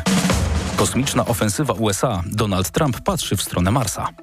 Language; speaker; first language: Polish; native; Polish